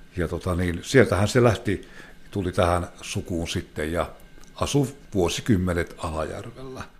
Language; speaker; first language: Finnish; native; Finnish